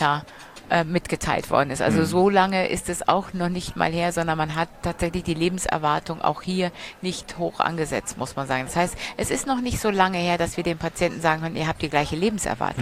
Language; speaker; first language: German; native; German